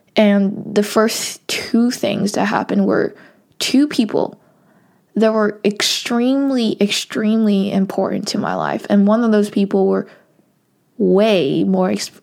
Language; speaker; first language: English; non-native, local second language; Cantonese